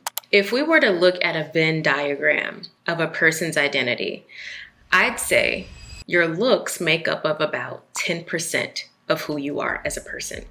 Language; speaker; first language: English; native; English